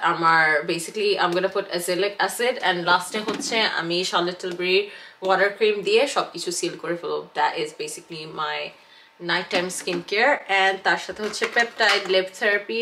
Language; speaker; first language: English; early bilingual, other home language; Bangla